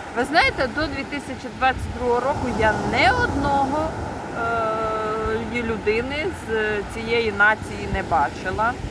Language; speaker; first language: Ukrainian; native; Ukrainian